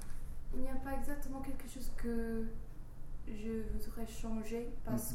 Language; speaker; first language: French; non-native, learner; English